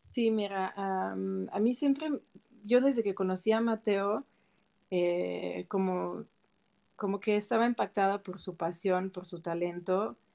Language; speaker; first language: Spanish; non-native, fluent; Italian